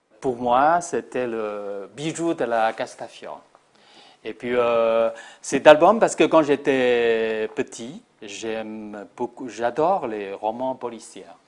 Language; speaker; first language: French; non-native, fluent; Chinese